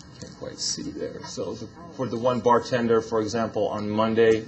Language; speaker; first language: English; non-native, fluent; Polish